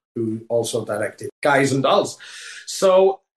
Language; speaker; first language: English; non-native, local second language; Welsh